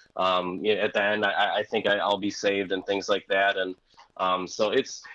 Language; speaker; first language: English; native; English